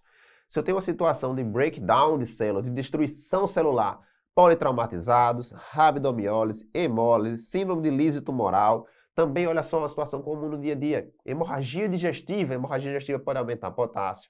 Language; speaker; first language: Portuguese; native; Portuguese